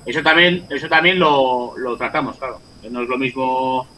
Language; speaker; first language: Spanish; native; Spanish